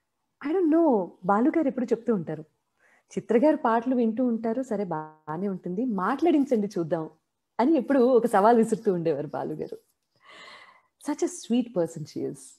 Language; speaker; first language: Telugu; native; Telugu